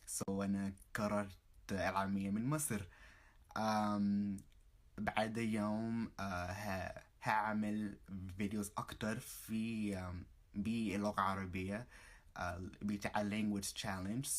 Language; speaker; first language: Arabic; non-native, learner; English